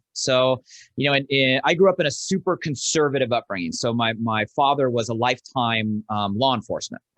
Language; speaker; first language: English; native; English